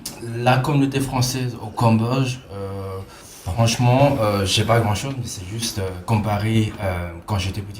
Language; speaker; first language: French; non-native, fluent; Khmer